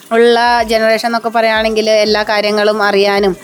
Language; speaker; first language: Malayalam; native; Malayalam